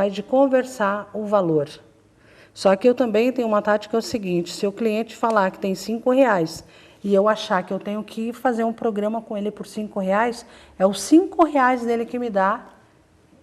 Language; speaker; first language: Portuguese; native; Portuguese